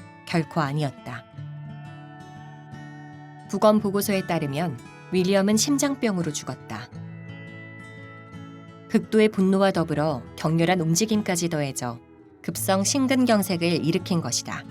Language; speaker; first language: Korean; native; Korean